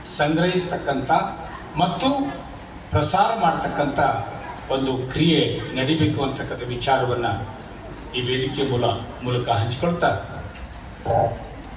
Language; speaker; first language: Kannada; native; Kannada